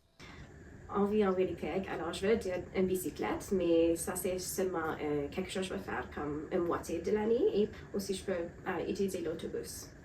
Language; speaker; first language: French; non-native, local second language; English